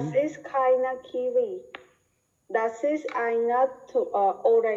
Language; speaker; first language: German; non-native, learner; Khmer